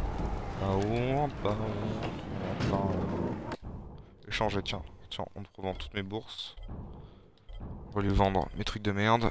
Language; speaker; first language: French; native; French